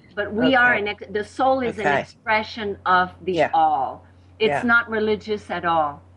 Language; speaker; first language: English; non-native, fluent; French